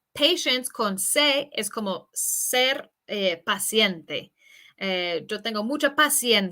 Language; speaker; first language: Spanish; non-native, fluent; English